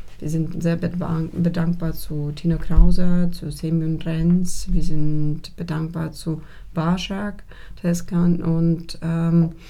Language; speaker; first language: German; non-native, fluent; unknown